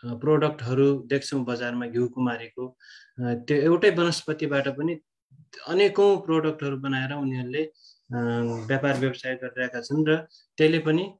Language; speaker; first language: Nepali; native; Nepali